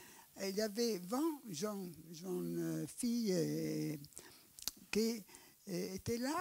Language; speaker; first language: French; non-native, learner; Italian